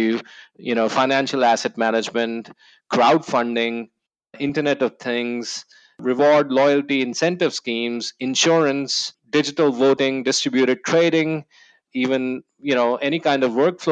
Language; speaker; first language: English; non-native, local second language; Hindi